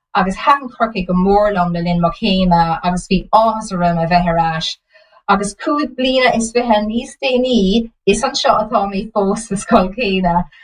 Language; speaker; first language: Irish; non-native, local second language; English